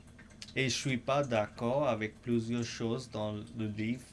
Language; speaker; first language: French; non-native, fluent; English